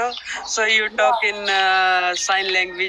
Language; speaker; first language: English; non-native, learner; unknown